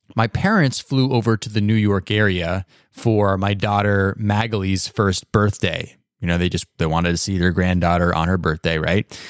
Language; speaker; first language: English; native; English